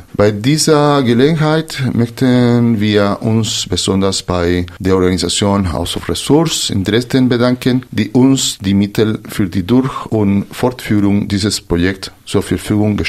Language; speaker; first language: German; non-native, fluent; Spanish